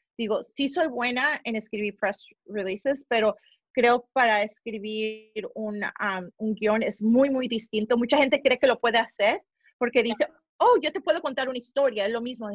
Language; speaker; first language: Spanish; early bilingual, heritage; Spanish